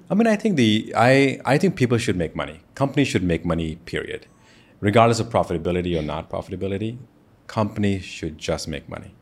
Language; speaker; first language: English; non-native, local second language; Hindi